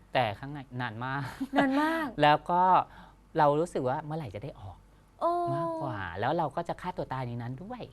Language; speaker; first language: Thai; native; Thai